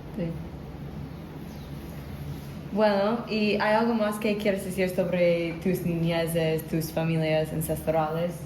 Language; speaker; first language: Spanish; non-native, learner; English